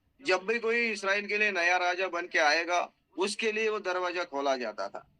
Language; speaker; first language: Hindi; non-native, local second language; Marathi